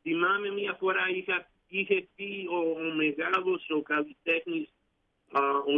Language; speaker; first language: Greek; early bilingual, heritage; Greek